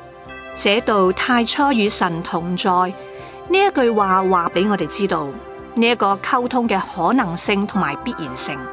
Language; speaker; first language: Chinese; non-native, local second language; Cantonese